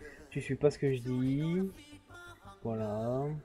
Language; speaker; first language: French; native; French